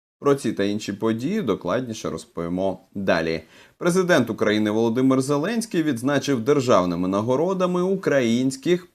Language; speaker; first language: Ukrainian; native; Ukrainian